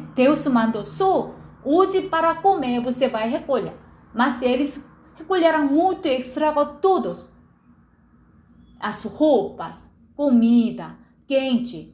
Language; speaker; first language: Portuguese; non-native, learner; Korean